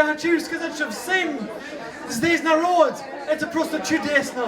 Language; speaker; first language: Russian; non-native, learner; English